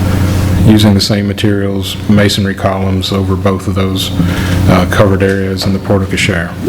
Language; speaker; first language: English; native; English